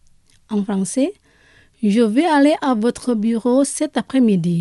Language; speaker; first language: French; non-native, fluent; Indonesian